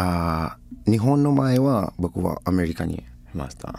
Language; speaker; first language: Japanese; non-native, fluent; Nepali